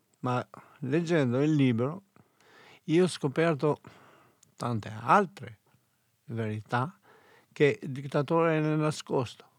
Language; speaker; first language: Italian; non-native, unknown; Albanian